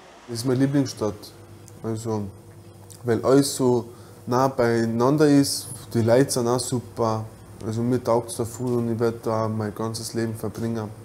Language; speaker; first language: German; early bilingual, other home language; Bosnian